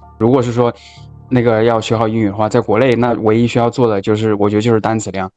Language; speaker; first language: Chinese; native; Chinese